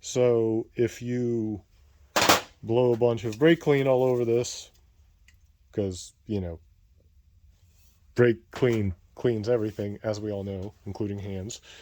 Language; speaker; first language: English; native; English